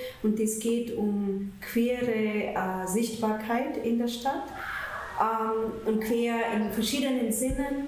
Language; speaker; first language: German; non-native, fluent; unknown